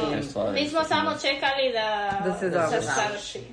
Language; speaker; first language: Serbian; early bilingual, heritage; Spanish